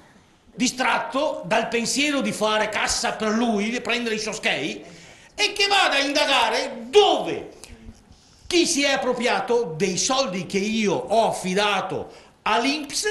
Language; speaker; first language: Italian; native; Italian